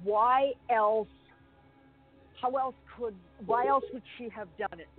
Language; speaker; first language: English; native; English